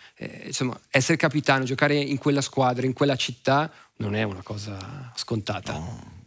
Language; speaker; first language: Italian; native; Italian